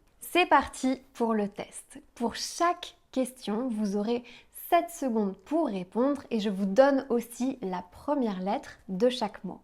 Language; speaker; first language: French; native; French